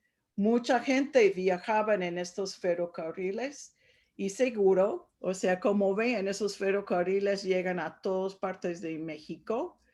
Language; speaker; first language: Spanish; non-native, fluent; English